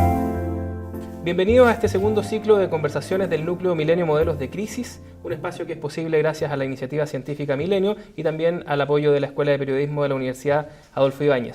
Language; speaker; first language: Spanish; native; Spanish